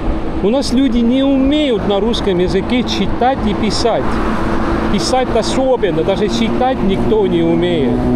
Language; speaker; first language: Russian; non-native, learner; Estonian